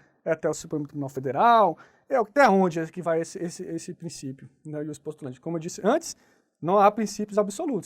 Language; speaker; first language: Portuguese; native; Portuguese